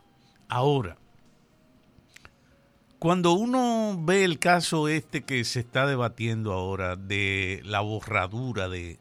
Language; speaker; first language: Spanish; native; Spanish